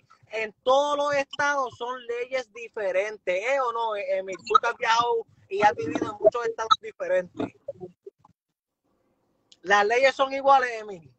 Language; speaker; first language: Spanish; native; Spanish